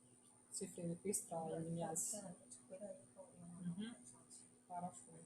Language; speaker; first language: Russian; non-native, learner; Chinese